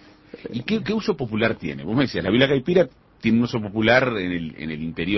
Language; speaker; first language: Spanish; native; Spanish